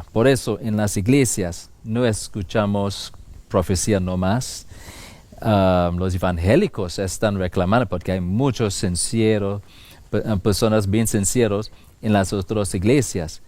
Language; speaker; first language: Spanish; non-native, fluent; English